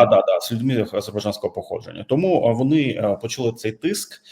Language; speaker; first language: Ukrainian; non-native, fluent; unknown